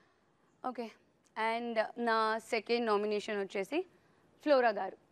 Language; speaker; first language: Telugu; native; Telugu